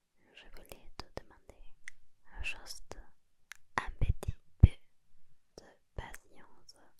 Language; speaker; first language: French; non-native, learner; Spanish